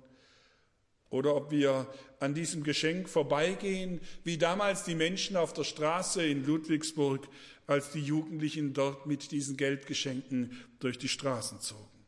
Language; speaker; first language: German; native; German